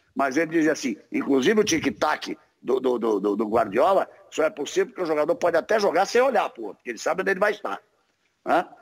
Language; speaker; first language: Portuguese; native; Portuguese